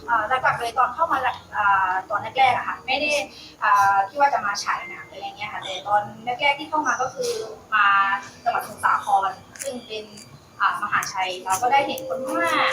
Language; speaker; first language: Thai; non-native, fluent; Burmese